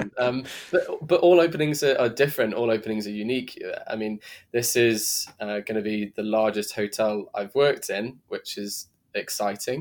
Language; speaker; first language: English; native; English